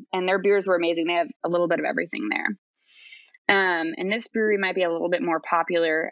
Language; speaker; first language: English; native; English